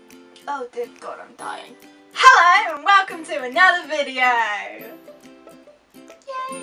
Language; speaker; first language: English; native; English